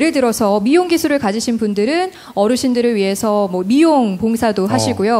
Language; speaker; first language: Korean; native; Korean